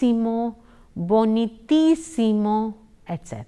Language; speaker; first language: Spanish; non-native, fluent; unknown